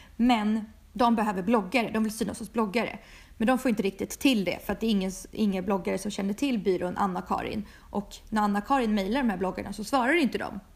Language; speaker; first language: Swedish; early bilingual, other home language; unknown